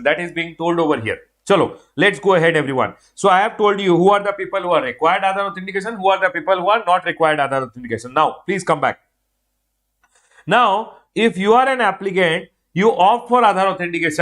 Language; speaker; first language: English; non-native, local second language; Hindi